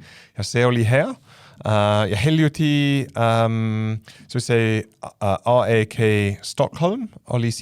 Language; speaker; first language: Estonian; non-native, fluent; English